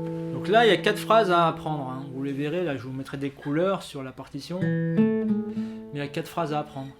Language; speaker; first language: French; native; French